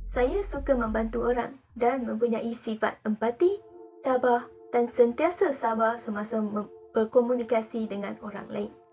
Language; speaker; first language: Malay; non-native, local second language; Chinese